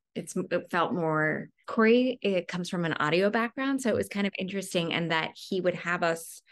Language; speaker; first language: English; native; English